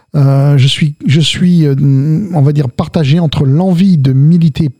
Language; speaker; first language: French; early bilingual, other home language; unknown